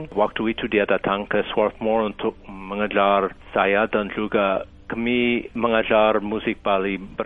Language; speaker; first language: Indonesian; non-native, fluent; English